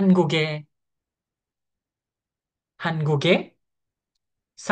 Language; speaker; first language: Korean; non-native, fluent; Indonesian